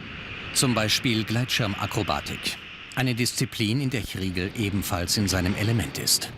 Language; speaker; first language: German; native; German